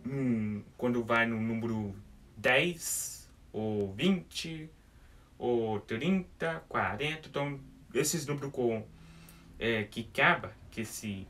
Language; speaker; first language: Portuguese; early bilingual, heritage; English